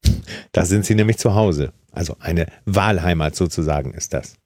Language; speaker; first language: German; native; German